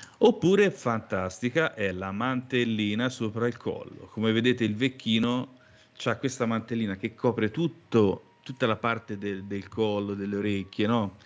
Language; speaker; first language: Italian; native; Italian